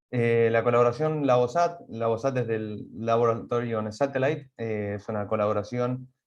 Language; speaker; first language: Spanish; native; Spanish